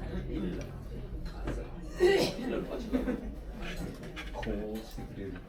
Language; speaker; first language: Korean; native; Korean